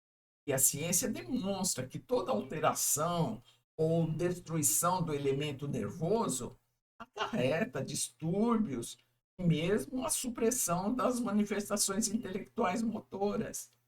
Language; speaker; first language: Portuguese; native; Portuguese